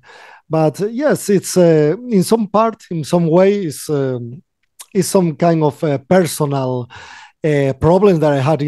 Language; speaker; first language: English; non-native, fluent; Spanish